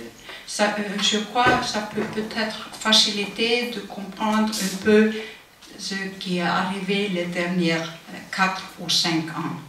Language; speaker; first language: French; non-native, fluent; Icelandic